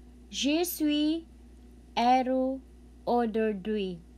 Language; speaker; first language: French; non-native, learner; Cebuano